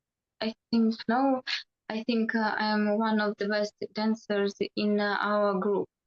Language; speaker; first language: English; non-native, learner; Russian